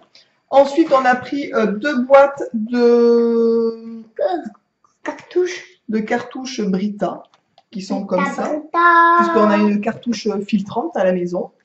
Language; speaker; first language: French; native; French